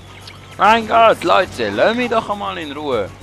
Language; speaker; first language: German; native; German